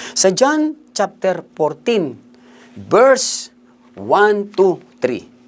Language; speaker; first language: English; non-native, local second language; Filipino